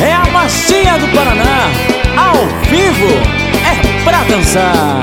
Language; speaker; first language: Portuguese; native; Portuguese